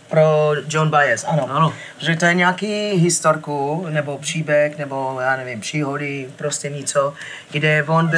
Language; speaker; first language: Czech; non-native, fluent; English